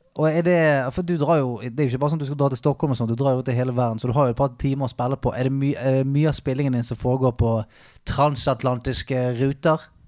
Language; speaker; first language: Norwegian; native; Norwegian